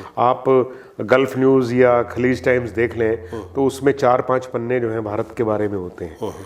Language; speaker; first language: Hindi; non-native, local second language; Punjabi